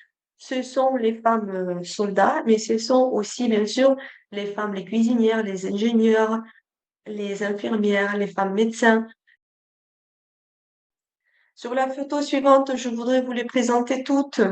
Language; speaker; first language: French; non-native, fluent; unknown